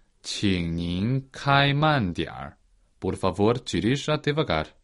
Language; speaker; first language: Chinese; non-native, learner; Portuguese